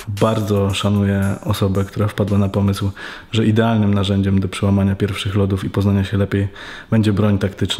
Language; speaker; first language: Polish; native; Polish